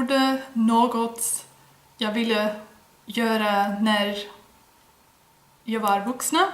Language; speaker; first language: Swedish; non-native, learner; Dutch